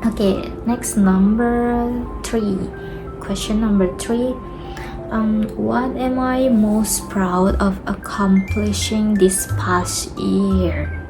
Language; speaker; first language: English; non-native, learner; Indonesian